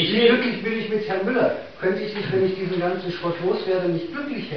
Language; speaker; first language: German; native; German